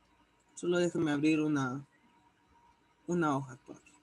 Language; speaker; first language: Spanish; native; Spanish